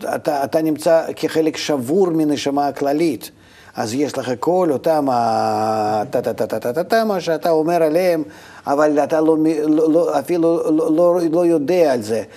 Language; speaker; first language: Hebrew; non-native, fluent; Russian